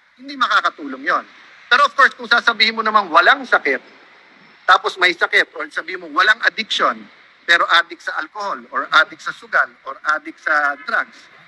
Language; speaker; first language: Filipino; native; Filipino